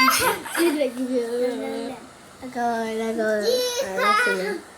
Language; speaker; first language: Spanish; native; Spanish